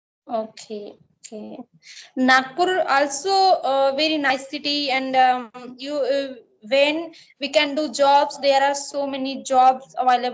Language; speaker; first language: English; non-native, learner; Marathi